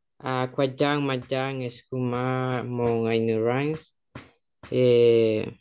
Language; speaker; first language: French; non-native, learner; Spanish